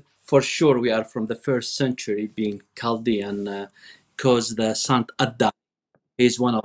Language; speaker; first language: English; non-native, fluent; Arabic